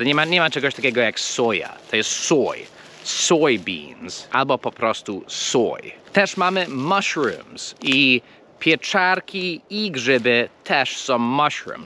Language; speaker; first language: Polish; non-native, fluent; English